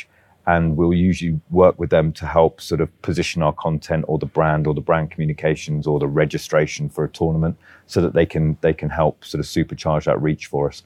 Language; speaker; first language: English; native; English